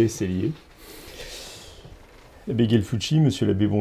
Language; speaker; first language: French; native; French